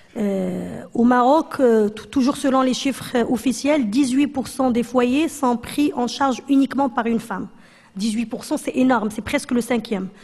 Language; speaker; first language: French; non-native, local second language; Arabic